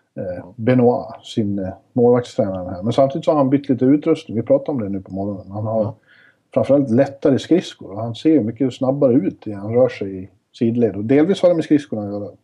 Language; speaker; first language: Swedish; native; Swedish